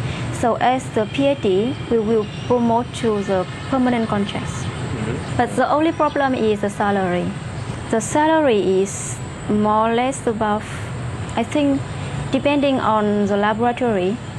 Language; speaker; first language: English; non-native, fluent; Vietnamese